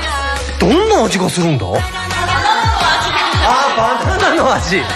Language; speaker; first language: Japanese; native; Japanese